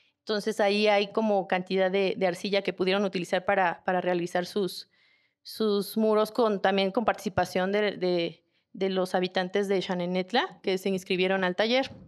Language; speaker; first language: Spanish; native; Spanish